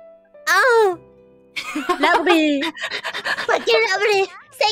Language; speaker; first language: English; non-native, learner; Japanese